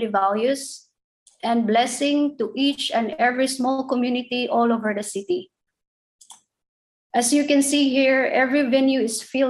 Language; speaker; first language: English; non-native, local second language; Cebuano